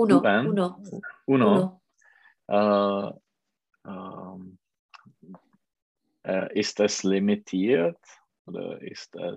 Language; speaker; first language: German; non-native, learner; Czech